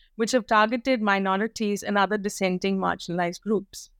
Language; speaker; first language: English; non-native, local second language; Hindi